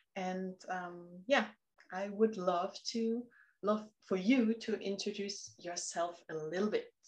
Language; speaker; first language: English; non-native, fluent; German